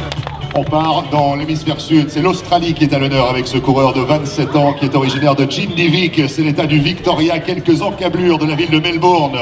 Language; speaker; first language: French; native; French